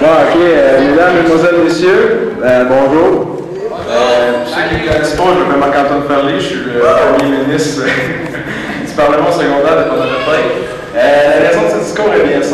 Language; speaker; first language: French; native; French